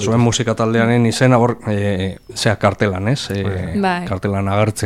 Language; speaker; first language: Basque; native; Basque